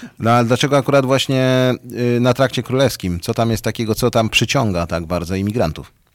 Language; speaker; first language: Polish; native; Polish